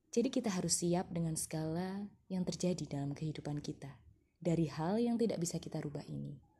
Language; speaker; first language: Indonesian; non-native, local second language; Javanese